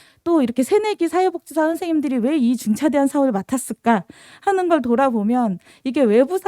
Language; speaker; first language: Korean; native; Korean